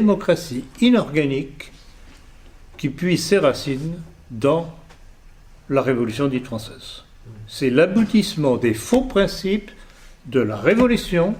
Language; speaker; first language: French; native; French